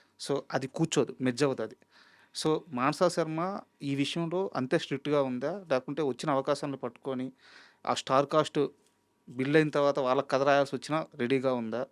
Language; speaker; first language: Telugu; native; Telugu